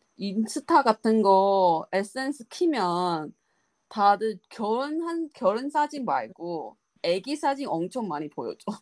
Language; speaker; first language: Korean; non-native, fluent; Chinese